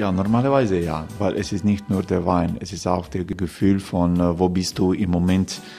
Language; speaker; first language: German; non-native, learner; Croatian